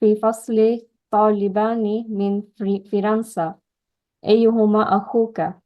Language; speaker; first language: Arabic; non-native, learner; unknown